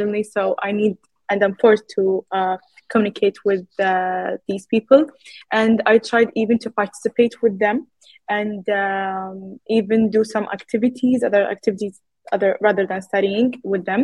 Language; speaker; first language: English; non-native, fluent; Arabic